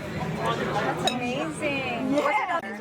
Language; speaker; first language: English; non-native, fluent; Portuguese